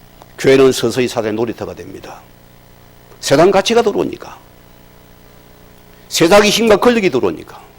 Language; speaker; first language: Korean; native; Korean